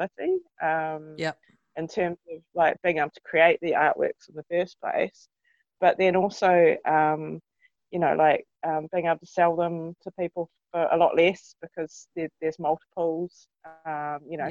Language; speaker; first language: English; native; English